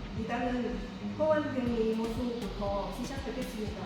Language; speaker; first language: Korean; non-native, learner; Vietnamese